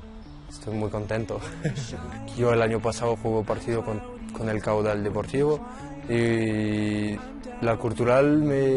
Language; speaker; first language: Spanish; non-native, learner; French